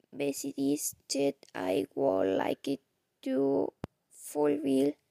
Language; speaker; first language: English; non-native, fluent; Spanish